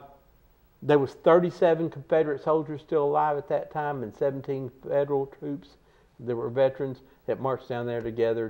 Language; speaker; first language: English; native; English